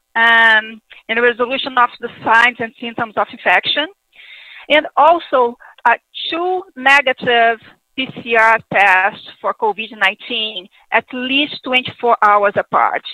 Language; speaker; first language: English; non-native, fluent; Portuguese